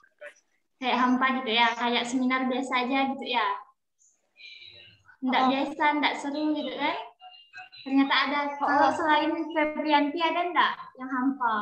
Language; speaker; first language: Indonesian; native; Indonesian